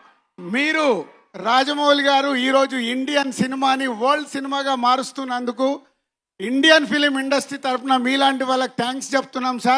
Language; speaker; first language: Telugu; native; Telugu